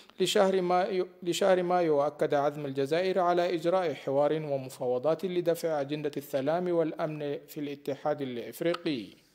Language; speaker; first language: Arabic; non-native, fluent; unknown